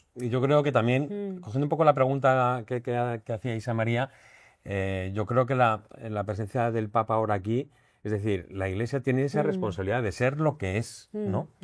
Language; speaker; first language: Spanish; native; Spanish